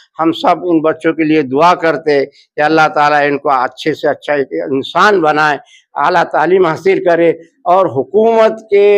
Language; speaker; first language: Hindi; non-native, local second language; Urdu